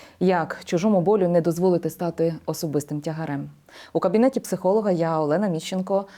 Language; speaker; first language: Ukrainian; native; Ukrainian